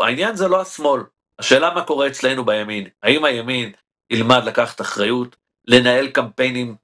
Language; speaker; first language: Hebrew; native; Hebrew